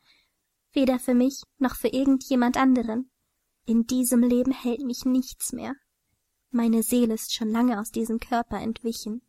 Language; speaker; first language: German; native; German